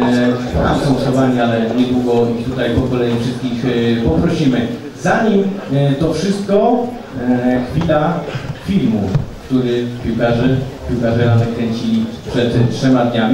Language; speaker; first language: Polish; native; Polish